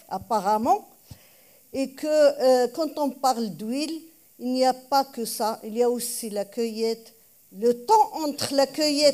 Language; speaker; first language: French; non-native, local second language; Arabic